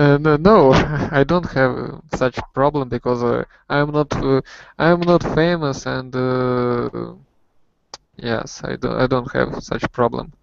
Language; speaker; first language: English; non-native, learner; Russian